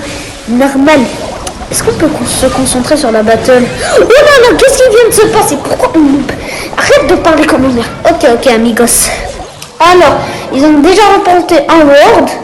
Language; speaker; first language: French; native; French